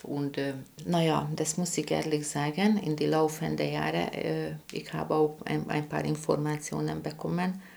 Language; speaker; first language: German; non-native, fluent; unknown